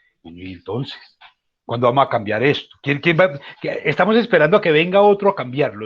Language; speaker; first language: Spanish; native; Spanish